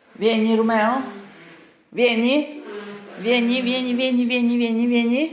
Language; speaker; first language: Italian; non-native, learner; Ukrainian